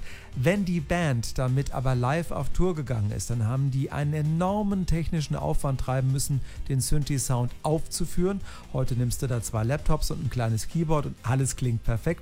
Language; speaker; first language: German; native; German